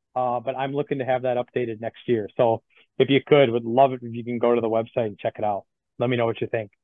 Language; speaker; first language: English; native; English